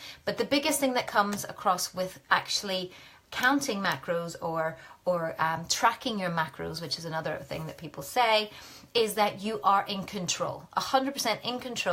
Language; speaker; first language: English; native; English